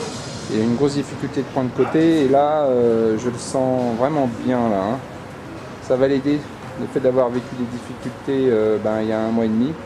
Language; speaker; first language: French; native; French